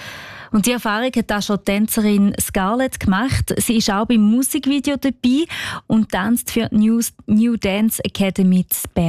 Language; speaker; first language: German; native; German